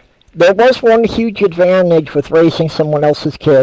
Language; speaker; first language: English; native; English